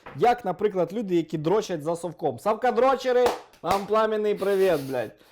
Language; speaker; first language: Ukrainian; non-native, local second language; Russian